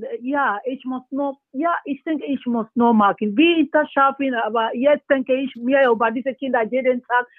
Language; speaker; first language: German; non-native, learner; Yoruba